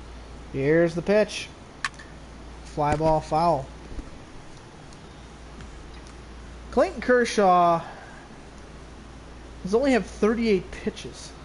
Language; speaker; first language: English; native; English